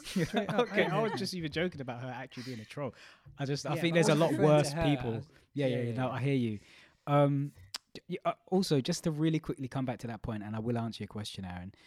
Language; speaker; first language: English; native; English